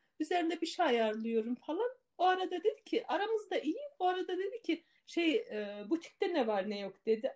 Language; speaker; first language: Turkish; native; Turkish